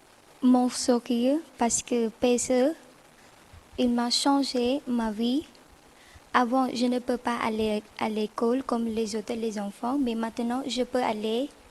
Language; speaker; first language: French; non-native, learner; Khmer